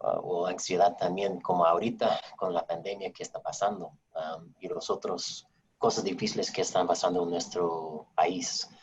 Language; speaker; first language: Spanish; non-native, fluent; English